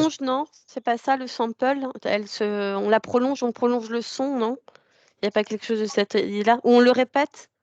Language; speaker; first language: French; native; French